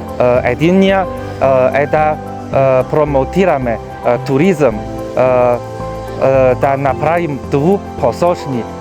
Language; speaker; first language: Bulgarian; non-native, fluent; Chinese